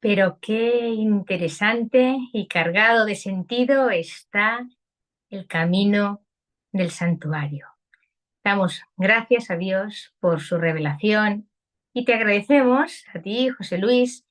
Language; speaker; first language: Spanish; native; Spanish